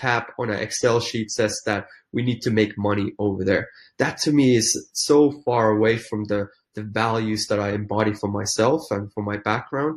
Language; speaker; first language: English; non-native, fluent; Finnish